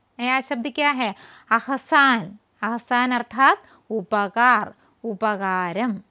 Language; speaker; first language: Hindi; non-native, local second language; Malayalam